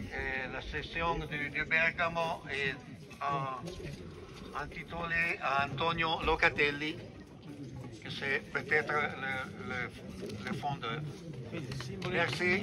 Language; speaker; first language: French; non-native, fluent; Italian